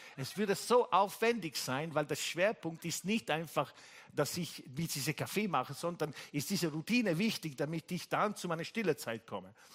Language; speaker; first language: German; non-native, fluent; Italian